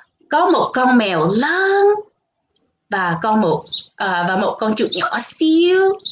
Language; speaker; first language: Vietnamese; early bilingual, heritage; Vietnamese